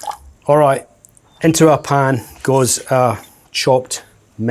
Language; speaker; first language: English; native; English